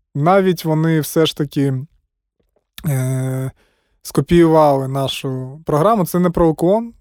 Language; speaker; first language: Ukrainian; non-native, local second language; Russian